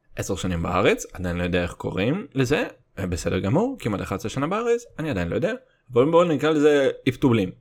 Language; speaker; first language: Hebrew; native; Hebrew